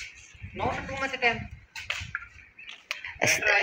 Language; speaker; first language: English; non-native, learner; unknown